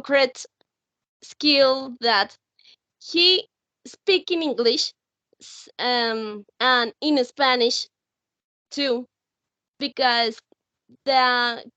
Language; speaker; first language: English; non-native, learner; Spanish